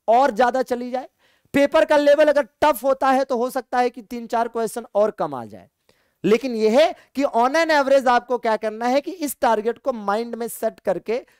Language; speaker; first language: Hindi; native; Hindi